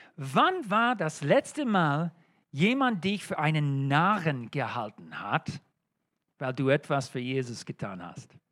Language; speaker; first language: German; non-native, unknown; English